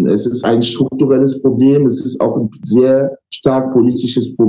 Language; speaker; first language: German; non-native, fluent; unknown